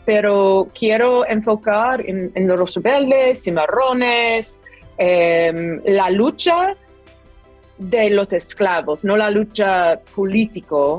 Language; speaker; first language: Spanish; non-native, fluent; English